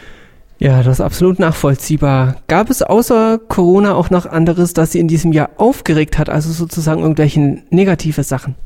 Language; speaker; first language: German; native; German